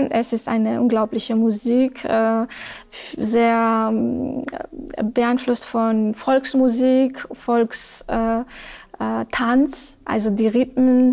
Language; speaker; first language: German; non-native, fluent; Georgian